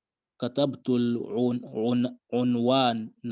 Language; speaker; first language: Arabic; non-native, learner; English